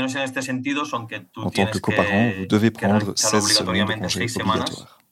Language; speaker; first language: French; non-native, fluent; Spanish